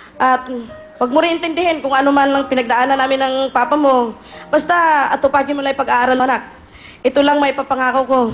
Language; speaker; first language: Filipino; non-native, local second language; Cebuano